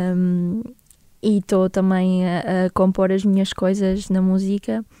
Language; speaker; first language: Portuguese; native; Portuguese